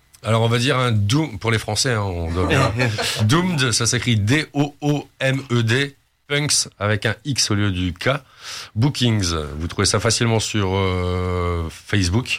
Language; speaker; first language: French; native; French